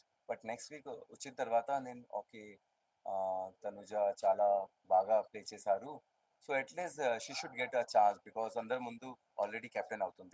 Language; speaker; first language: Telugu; non-native, learner; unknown